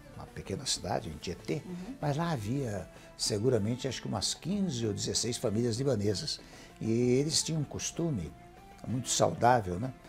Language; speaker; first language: Portuguese; early bilingual, other home language; Arabic